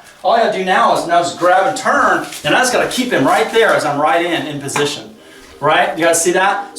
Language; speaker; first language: English; native; English